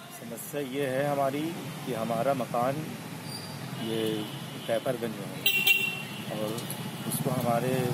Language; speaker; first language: Hindi; native; Hindi